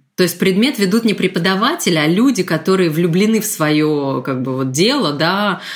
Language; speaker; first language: Russian; native; Russian